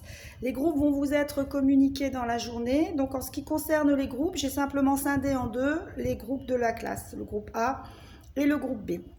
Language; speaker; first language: French; native; French